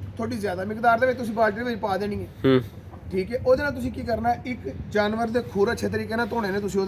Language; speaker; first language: Punjabi; native; Punjabi